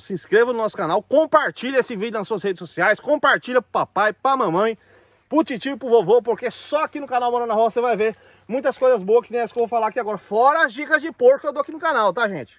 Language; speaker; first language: Portuguese; native; Portuguese